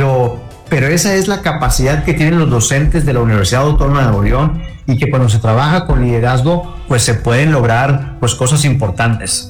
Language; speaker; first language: Spanish; native; Spanish